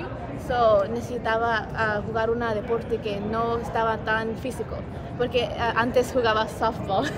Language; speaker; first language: Spanish; early bilingual, heritage; Spanish